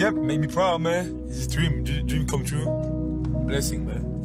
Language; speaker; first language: English; non-native, fluent; Lingala